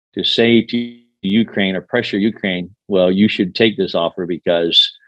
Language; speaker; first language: English; native; English